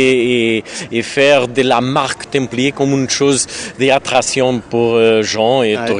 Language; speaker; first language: French; non-native, learner; Portuguese